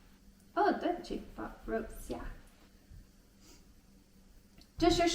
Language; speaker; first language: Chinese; non-native, learner; English